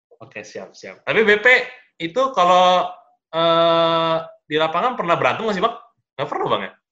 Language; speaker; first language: Indonesian; native; Indonesian